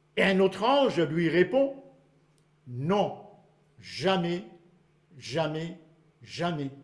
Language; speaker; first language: French; non-native, local second language; Malagasy